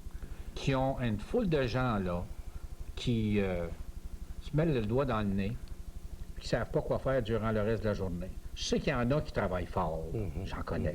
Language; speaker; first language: French; native; French